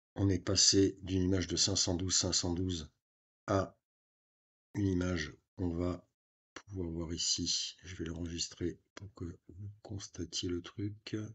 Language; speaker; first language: French; native; French